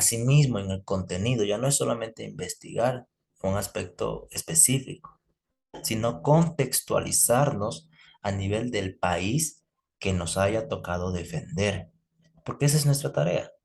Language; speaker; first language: Spanish; native; Spanish